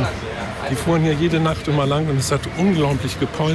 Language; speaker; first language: German; native; German